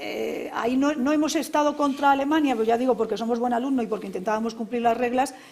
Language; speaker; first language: Spanish; native; Spanish